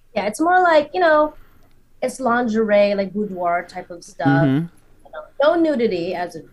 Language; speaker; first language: English; native; English